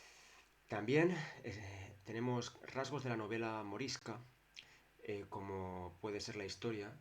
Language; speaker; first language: Spanish; native; Spanish